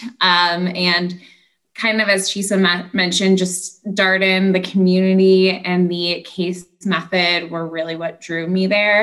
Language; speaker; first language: English; native; English